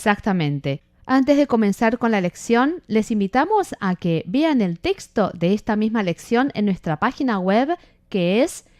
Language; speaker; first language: Spanish; non-native, fluent; Chinese